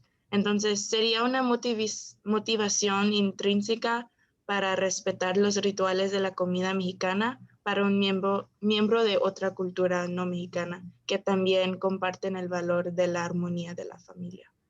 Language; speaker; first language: Spanish; early bilingual, heritage; Spanish